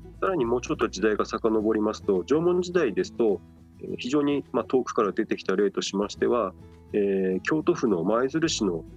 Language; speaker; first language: Japanese; native; Japanese